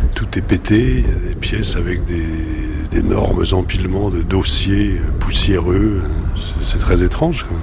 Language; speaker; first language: French; native; French